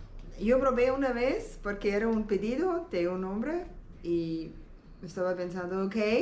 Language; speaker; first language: Spanish; non-native, learner; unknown